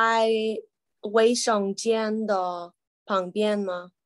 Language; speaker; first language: Chinese; non-native, learner; English